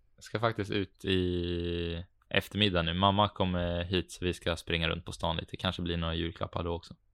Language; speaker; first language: Swedish; native; Swedish